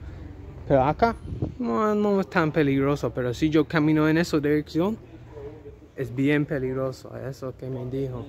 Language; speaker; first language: Spanish; non-native, learner; English